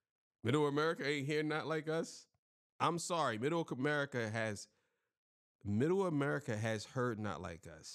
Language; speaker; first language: English; native; English